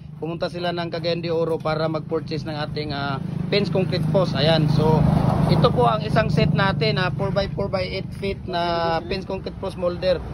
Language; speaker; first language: Filipino; non-native, local second language; Cebuano